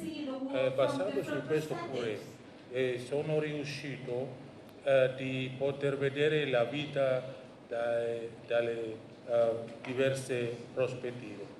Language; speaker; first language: Italian; non-native, learner; Indonesian